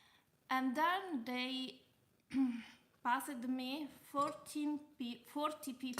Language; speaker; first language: English; non-native, learner; Italian